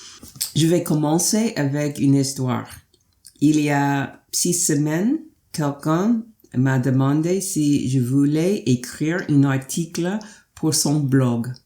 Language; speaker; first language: French; non-native, fluent; English